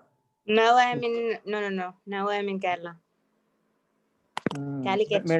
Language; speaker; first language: English; non-native, learner; Malayalam